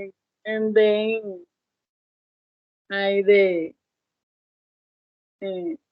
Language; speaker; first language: English; non-native, learner; Spanish